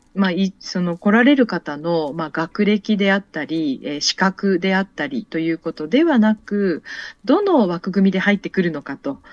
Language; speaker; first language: Japanese; native; Japanese